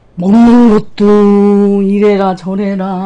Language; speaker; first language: Korean; native; Korean